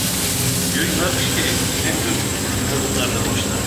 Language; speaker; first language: Turkish; native; Turkish